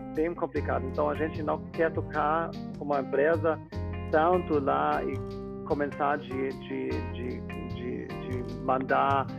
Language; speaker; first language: Portuguese; non-native, fluent; German